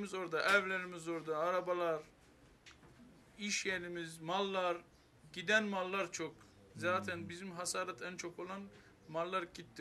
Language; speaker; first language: Turkish; non-native, fluent; Armenian